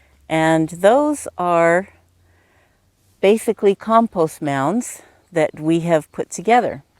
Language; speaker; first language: English; native; English